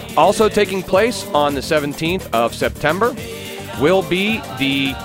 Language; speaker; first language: English; native; English